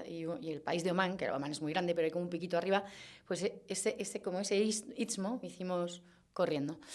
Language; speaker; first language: Spanish; native; Spanish